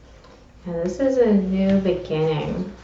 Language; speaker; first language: English; native; English